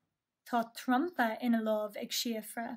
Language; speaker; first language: Irish; non-native, local second language; English